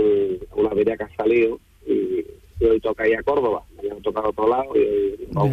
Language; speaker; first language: Spanish; native; Spanish